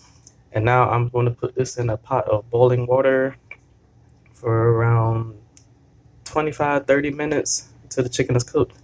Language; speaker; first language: English; native; English